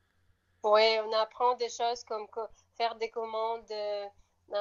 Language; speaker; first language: French; non-native, fluent; Russian